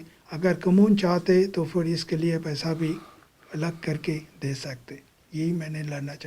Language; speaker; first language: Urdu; non-native, fluent; Bangla